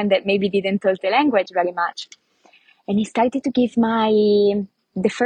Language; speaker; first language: English; non-native, fluent; Italian